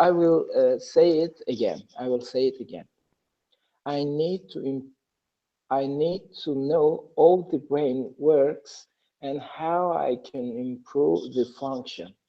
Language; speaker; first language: English; non-native, learner; Persian